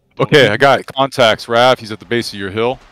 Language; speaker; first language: English; native; English